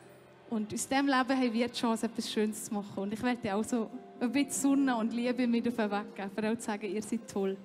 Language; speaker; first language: German; native; German